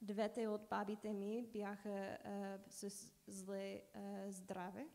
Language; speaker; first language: Bulgarian; non-native, learner; English